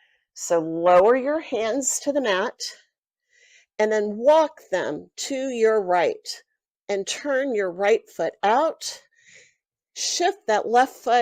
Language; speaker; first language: English; native; English